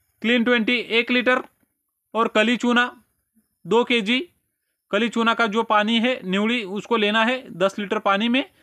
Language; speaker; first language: Hindi; non-native, local second language; Marathi